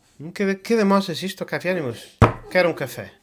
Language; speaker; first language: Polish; non-native, learner; Portuguese